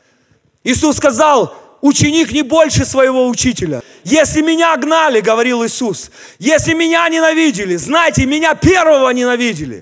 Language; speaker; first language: Russian; native; Russian